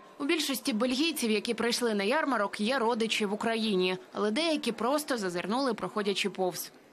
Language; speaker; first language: Ukrainian; native; Ukrainian